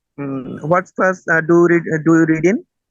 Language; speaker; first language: English; non-native, learner; Bangla